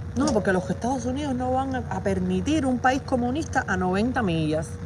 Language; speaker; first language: Spanish; native; Spanish